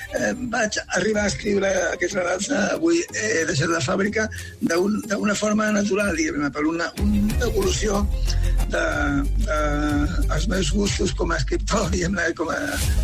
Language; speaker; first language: Catalan; non-native, local second language; Spanish